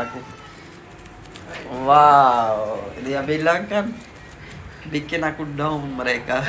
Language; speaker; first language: Indonesian; non-native, learner; Urdu